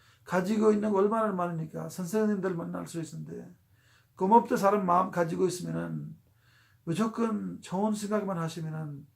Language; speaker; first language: Korean; non-native, fluent; Urdu